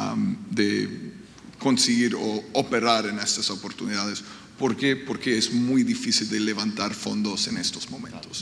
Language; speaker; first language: Spanish; non-native, fluent; English